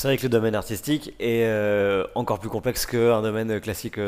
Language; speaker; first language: French; native; French